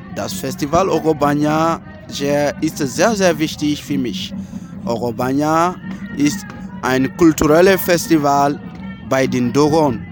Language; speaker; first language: German; non-native, fluent; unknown